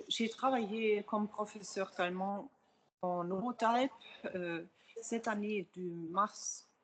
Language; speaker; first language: French; non-native, fluent; German